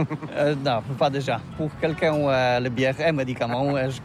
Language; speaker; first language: French; non-native, learner; Polish